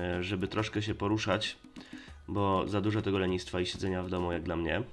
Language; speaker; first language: Polish; native; Polish